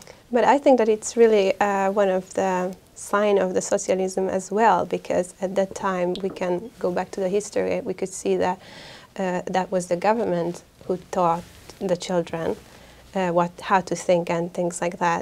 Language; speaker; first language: English; non-native, fluent; Hungarian